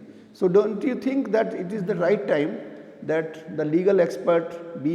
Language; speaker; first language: English; non-native, local second language; Hindi